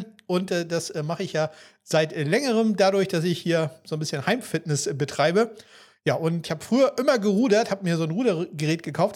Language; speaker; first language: German; native; German